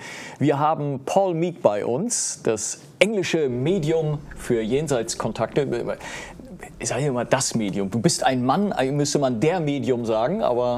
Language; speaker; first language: German; native; German